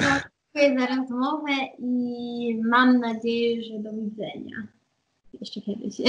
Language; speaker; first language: Polish; early bilingual, heritage; Polish